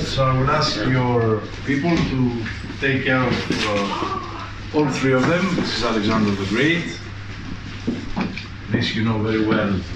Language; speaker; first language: English; early bilingual, other home language; Greek